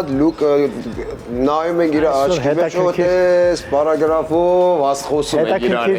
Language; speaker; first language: Armenian; non-native, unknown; Persian